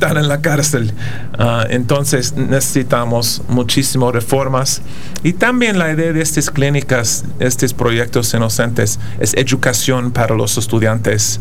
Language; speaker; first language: Spanish; non-native, fluent; English